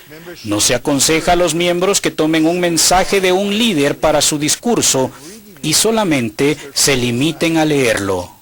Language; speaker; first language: Spanish; native; Spanish